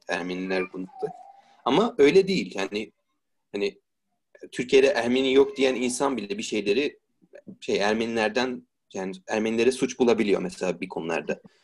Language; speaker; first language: Turkish; native; Turkish